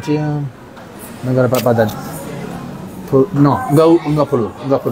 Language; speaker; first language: Indonesian; non-native, learner; English